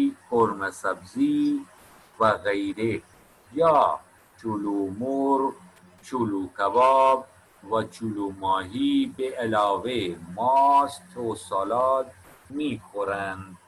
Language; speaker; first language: Persian; non-native, fluent; Urdu